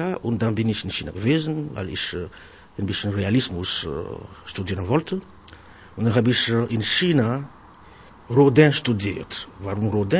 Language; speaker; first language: German; non-native, fluent; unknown